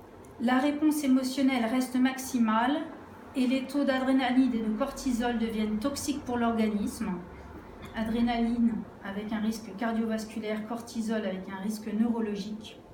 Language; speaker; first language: French; native; French